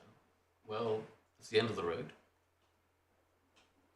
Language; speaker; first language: English; native; English